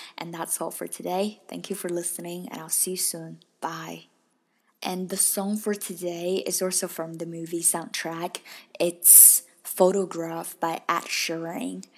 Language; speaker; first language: English; non-native, fluent; Chinese